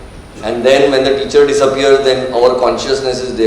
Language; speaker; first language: English; non-native, local second language; Marathi